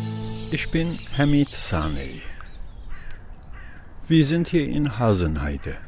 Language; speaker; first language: German; non-native, learner; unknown